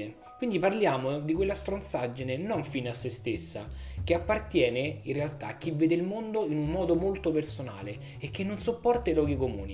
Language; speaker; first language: Italian; native; Italian